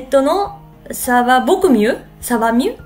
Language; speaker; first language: French; non-native, learner; Japanese